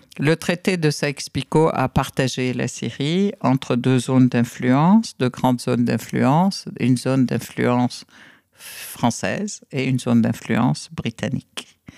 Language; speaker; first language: French; non-native, fluent; Arabic